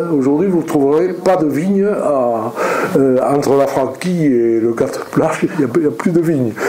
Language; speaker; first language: French; native; French